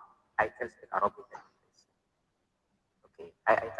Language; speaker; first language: English; non-native, learner; Indonesian